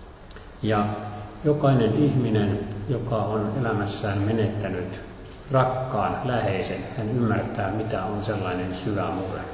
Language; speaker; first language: Finnish; native; Finnish